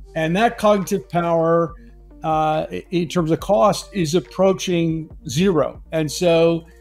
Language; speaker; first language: English; native; English